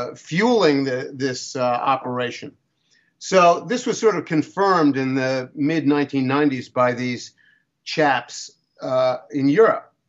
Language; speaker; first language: English; native; English